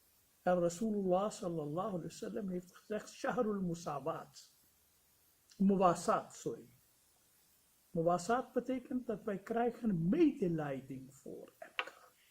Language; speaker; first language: Dutch; non-native, fluent; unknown